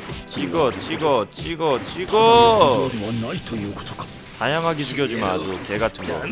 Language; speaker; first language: Korean; native; Korean